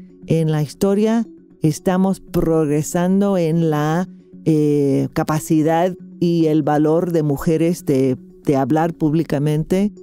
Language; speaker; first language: Spanish; non-native, fluent; English